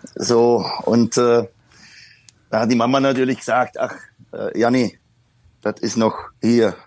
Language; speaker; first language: German; early bilingual, other home language; Polish